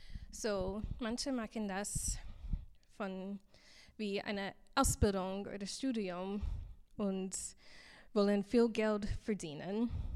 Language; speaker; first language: German; non-native, fluent; English